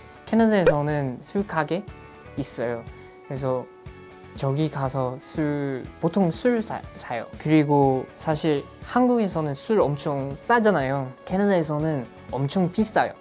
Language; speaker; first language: Korean; non-native, fluent; English